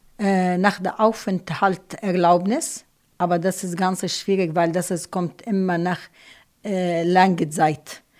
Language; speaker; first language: German; non-native, learner; Arabic